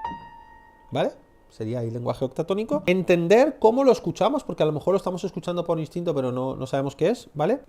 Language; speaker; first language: Spanish; native; Spanish